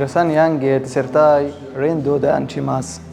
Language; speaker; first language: Indonesian; non-native, learner; Arabic